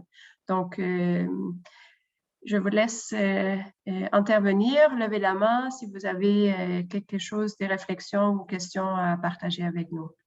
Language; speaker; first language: French; non-native, fluent; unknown